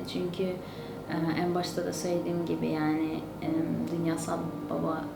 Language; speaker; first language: Turkish; early bilingual, other home language; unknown